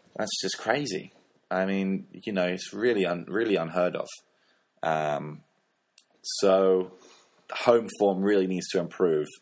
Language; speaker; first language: English; native; English